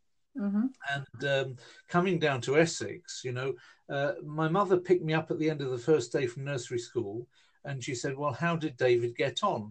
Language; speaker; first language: English; native; English